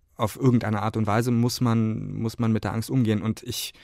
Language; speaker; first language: German; native; German